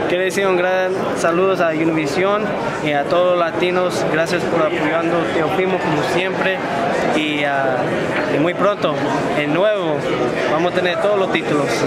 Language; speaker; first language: Spanish; early bilingual, heritage; English